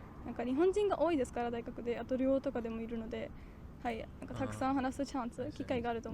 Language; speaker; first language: Japanese; non-native, learner; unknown